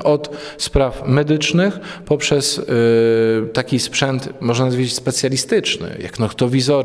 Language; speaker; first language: Polish; native; Polish